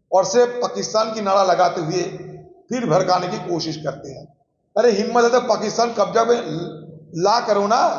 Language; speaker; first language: Hindi; non-native, local second language; Bangla